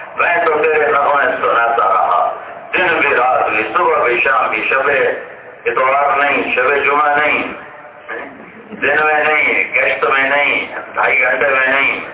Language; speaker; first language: Urdu; non-native, local second language; Punjabi